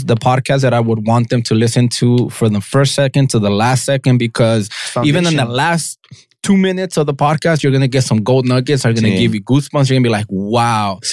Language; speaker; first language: English; native; English